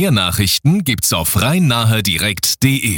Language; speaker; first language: German; native; German